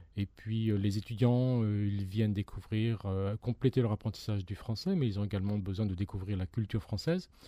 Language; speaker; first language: French; native; French